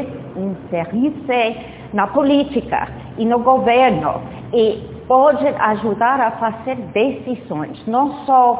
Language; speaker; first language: Portuguese; non-native, fluent; English